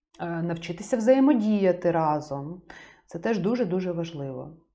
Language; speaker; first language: Ukrainian; native; Ukrainian